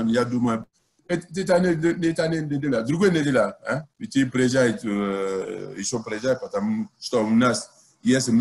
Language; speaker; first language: Russian; non-native, learner; French